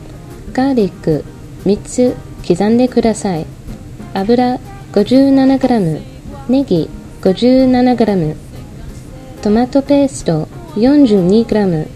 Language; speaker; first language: Japanese; non-native, learner; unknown